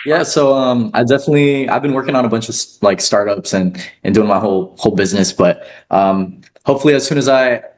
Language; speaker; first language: English; early bilingual, other home language; Kazakh